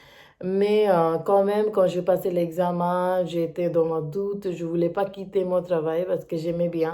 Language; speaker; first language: French; non-native, learner; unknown